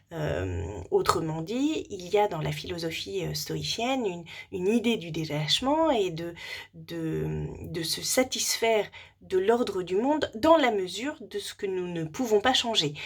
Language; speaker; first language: French; native; French